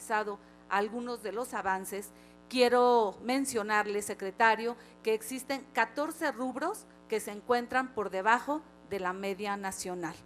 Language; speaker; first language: Spanish; native; Spanish